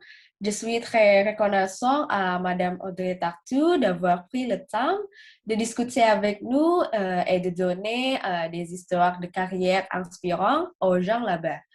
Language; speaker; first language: French; non-native, learner; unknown